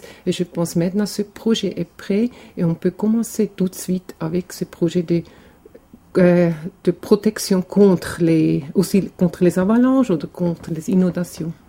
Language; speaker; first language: French; non-native, local second language; German